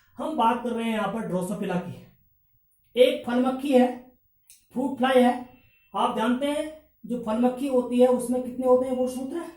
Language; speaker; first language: Hindi; native; Hindi